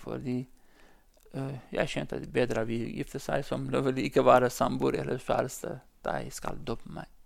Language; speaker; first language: Norwegian; non-native, learner; Central Kurdish